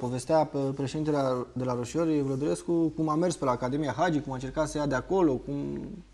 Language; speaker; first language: Romanian; native; Romanian